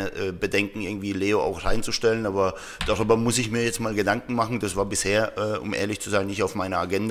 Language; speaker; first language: German; native; German